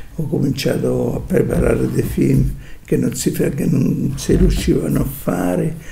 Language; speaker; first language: Italian; native; Italian